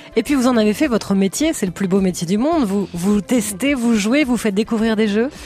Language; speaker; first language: French; native; French